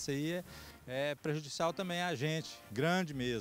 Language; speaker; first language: Portuguese; native; Portuguese